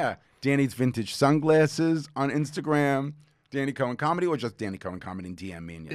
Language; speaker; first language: English; native; English